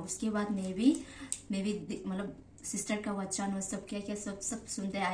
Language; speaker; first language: Hindi; non-native, local second language; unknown